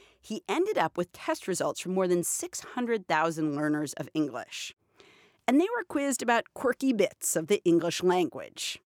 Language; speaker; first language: English; native; English